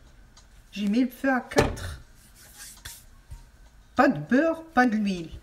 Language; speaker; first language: French; non-native, fluent; Arabic